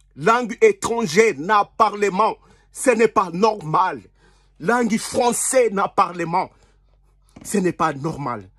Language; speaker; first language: French; non-native, local second language; Lingala